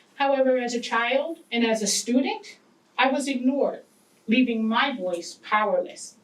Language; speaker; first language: English; native; English